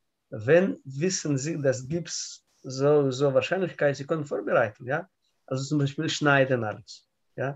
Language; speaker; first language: German; non-native, learner; Russian